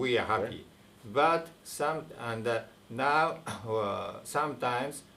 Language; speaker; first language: English; non-native, fluent; Japanese